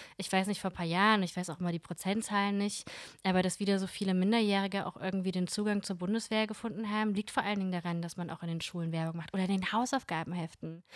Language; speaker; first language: German; early bilingual, other home language; Russian